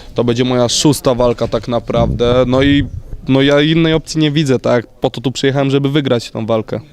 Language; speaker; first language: Polish; native; Polish